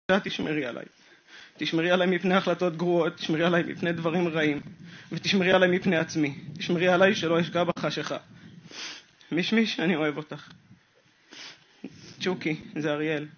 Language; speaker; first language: Hebrew; native; Hebrew